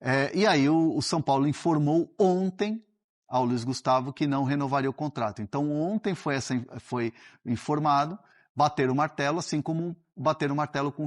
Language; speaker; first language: Portuguese; native; Portuguese